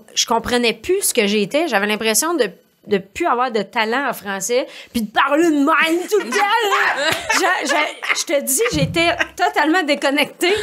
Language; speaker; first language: French; native; French